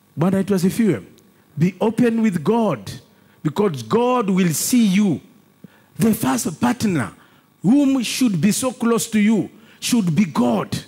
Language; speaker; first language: English; non-native, local second language; Swahili